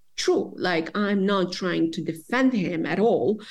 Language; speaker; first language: English; non-native, fluent; Serbian